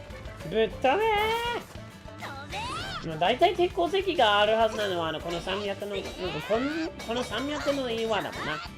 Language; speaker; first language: Japanese; native; Japanese